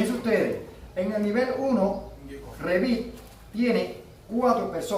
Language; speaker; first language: Spanish; native; Spanish